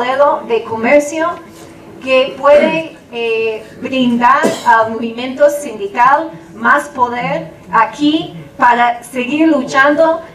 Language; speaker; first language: Spanish; non-native, fluent; English